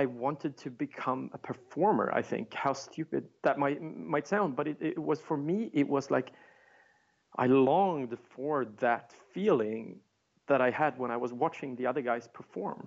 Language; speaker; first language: English; non-native, fluent; Swedish